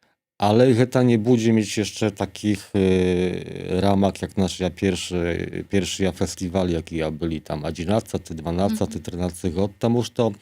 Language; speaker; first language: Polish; non-native, local second language; Belarusian